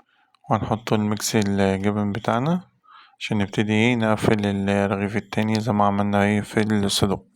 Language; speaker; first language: Arabic; native; Arabic